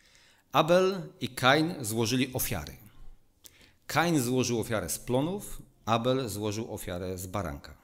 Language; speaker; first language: Polish; native; Polish